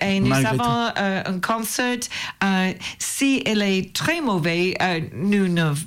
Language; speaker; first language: French; non-native, learner; English